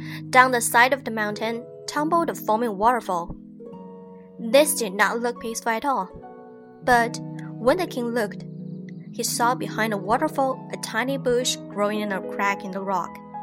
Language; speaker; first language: English; non-native, fluent; Chinese